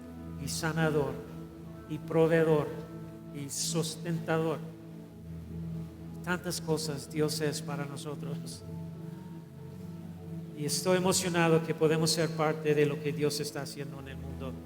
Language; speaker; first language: Spanish; non-native, fluent; English